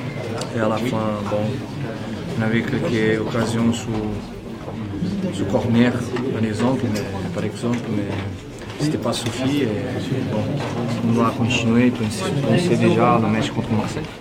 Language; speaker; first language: French; non-native, fluent; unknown